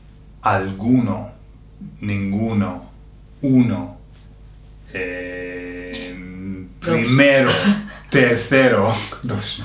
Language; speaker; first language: Spanish; non-native, fluent; English